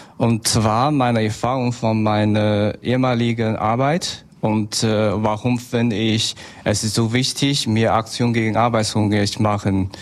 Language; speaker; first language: German; non-native, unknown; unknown